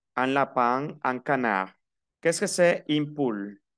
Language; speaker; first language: Spanish; native; Spanish